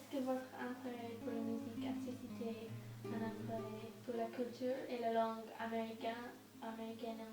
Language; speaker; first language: French; non-native, learner; English